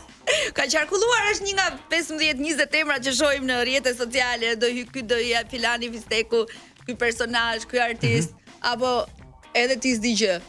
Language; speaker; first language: Albanian; native; Albanian